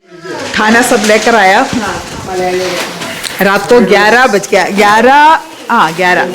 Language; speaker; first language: Hindi; non-native, local second language; Malayalam